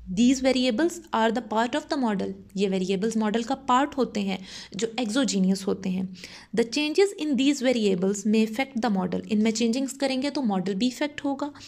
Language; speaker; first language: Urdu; non-native, local second language; Punjabi